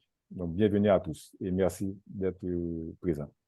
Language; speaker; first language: French; non-native, local second language; Haitian Creole